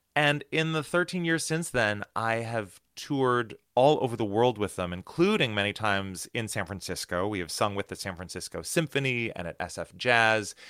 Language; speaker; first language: English; native; English